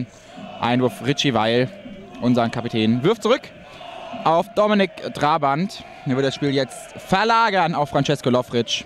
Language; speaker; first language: German; native; German